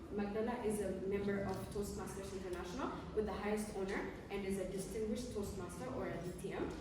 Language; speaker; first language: English; non-native, local second language; Amharic